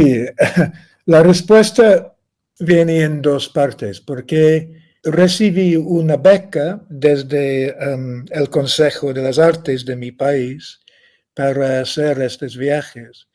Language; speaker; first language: Spanish; non-native, fluent; English